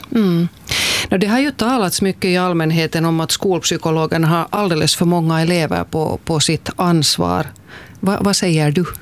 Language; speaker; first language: Swedish; native; Swedish